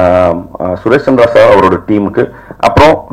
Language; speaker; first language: Tamil; native; Tamil